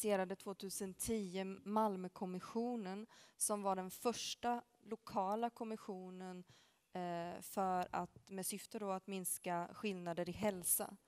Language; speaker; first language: Swedish; native; Swedish